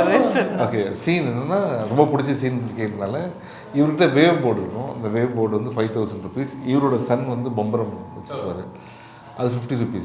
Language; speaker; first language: Tamil; native; Tamil